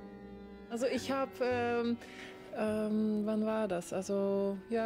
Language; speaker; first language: German; non-native, learner; Dutch